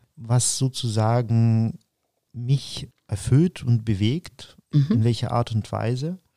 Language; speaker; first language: German; non-native, fluent; Ukrainian